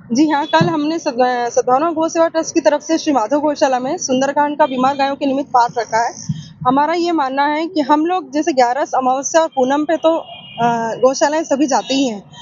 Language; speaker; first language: Hindi; native; Hindi